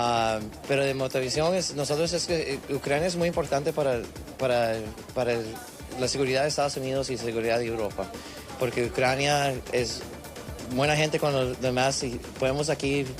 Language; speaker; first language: Spanish; early bilingual, heritage; Spanish